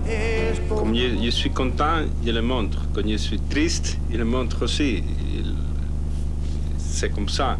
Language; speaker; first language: French; non-native, learner; Spanish